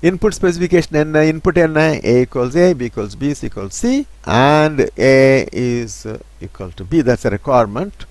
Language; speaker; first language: English; non-native, local second language; Tamil